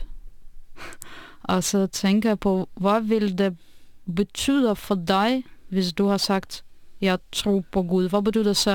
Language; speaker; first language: Danish; non-native, fluent; Russian